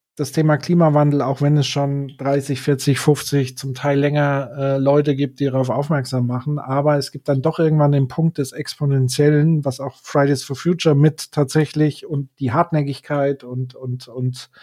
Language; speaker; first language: German; native; German